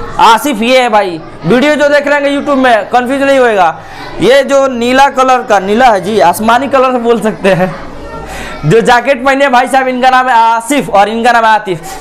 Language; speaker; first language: Hindi; native; Hindi